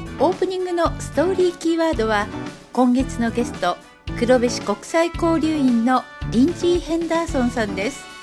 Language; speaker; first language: Japanese; native; Japanese